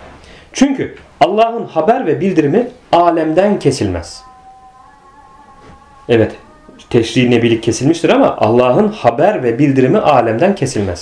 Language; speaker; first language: Turkish; native; Turkish